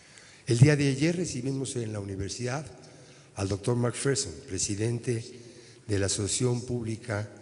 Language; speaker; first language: Spanish; native; Spanish